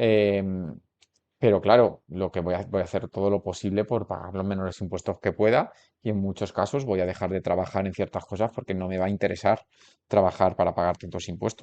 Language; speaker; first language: Spanish; native; Spanish